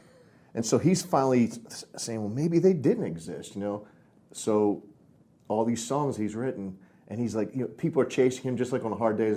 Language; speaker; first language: English; native; English